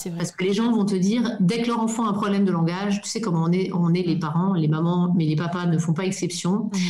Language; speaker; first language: French; native; French